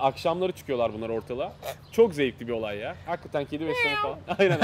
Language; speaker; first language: Turkish; native; Turkish